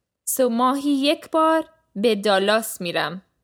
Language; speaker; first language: Persian; native; Persian